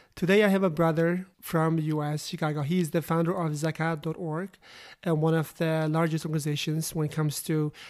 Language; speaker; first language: English; non-native, fluent; Uzbek